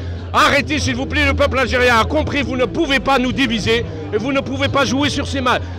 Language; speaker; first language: French; non-native, local second language; Arabic